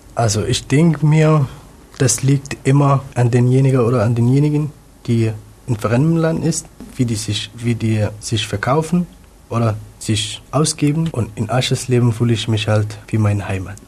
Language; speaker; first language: German; non-native, fluent; Somali